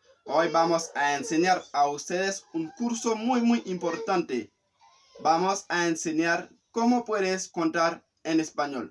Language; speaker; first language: Spanish; non-native, fluent; Haitian Creole